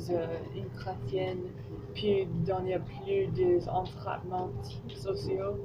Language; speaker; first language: French; non-native, learner; English